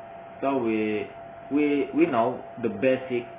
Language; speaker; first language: English; non-native, learner; Indonesian